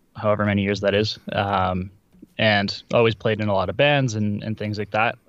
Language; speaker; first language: English; early bilingual, other home language; Russian